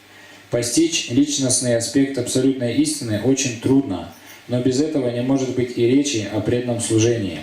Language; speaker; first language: Russian; native; Russian